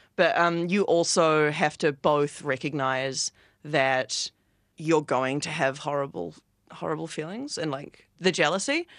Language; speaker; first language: English; native; English